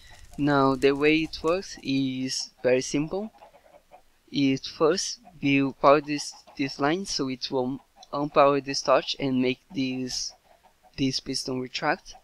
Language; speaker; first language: English; non-native, fluent; Portuguese